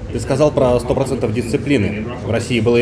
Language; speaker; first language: Russian; native; Russian